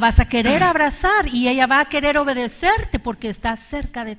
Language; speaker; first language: Spanish; native; Spanish